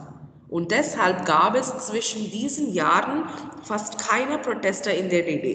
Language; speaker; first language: German; non-native, fluent; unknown